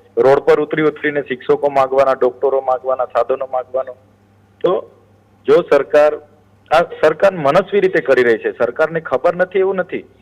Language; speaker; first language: Gujarati; non-native, local second language; Bhili